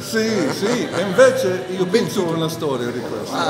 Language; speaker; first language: Italian; non-native, learner; English